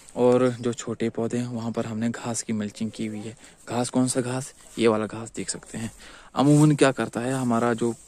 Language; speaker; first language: Hindi; native; Hindi